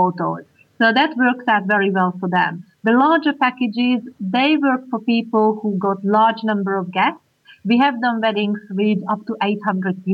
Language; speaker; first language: English; non-native, fluent; Hungarian